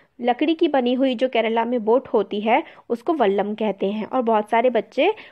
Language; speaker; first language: Hindi; native; Hindi